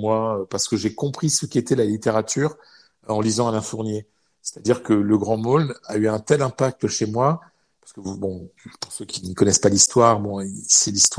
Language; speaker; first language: French; native; French